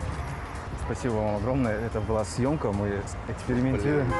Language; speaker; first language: Russian; non-native, fluent; Korean